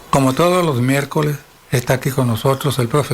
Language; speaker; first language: Spanish; native; Spanish